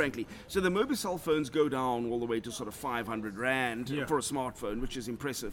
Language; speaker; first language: English; native; English